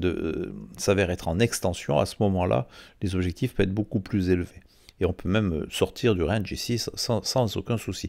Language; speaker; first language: French; native; French